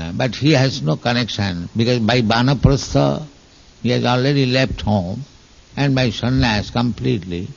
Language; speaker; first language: English; non-native, local second language; Bangla